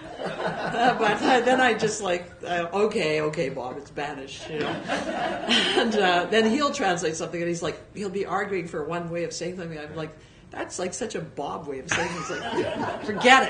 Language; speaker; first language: English; native; English